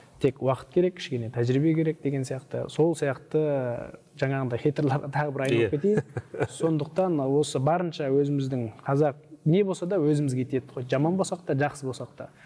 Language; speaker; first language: Kazakh; non-native, local second language; Uzbek